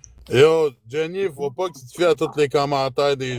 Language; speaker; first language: French; native; French